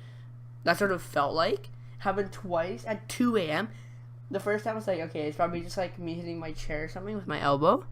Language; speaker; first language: English; native; English